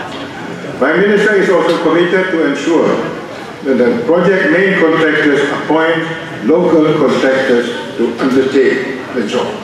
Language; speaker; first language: English; non-native, local second language; Malay